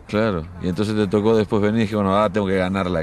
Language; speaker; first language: Spanish; native; Spanish